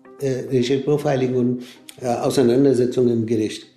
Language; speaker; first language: German; non-native, fluent; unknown